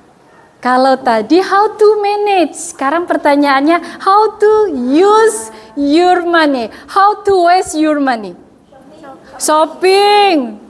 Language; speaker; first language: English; non-native, fluent; Indonesian